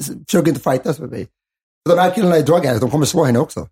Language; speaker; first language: Swedish; early bilingual, other home language; Somali